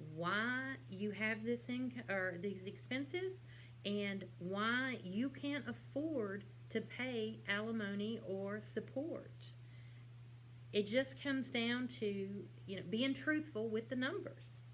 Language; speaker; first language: English; native; English